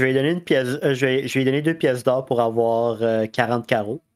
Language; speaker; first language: French; native; French